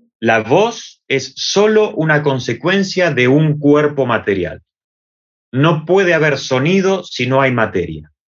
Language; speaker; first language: Spanish; native; Spanish